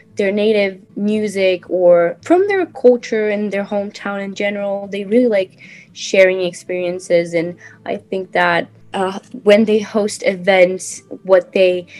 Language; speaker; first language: English; non-native, fluent; Portuguese